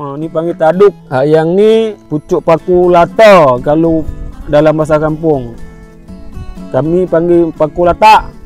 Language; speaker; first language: Malay; non-native, local second language; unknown